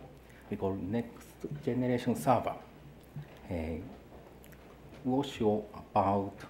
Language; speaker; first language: English; non-native, learner; Japanese